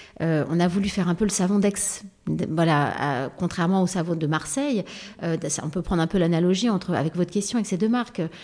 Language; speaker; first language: French; native; French